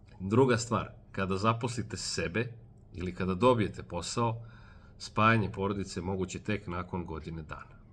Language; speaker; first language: Bosnian; native; Bosnian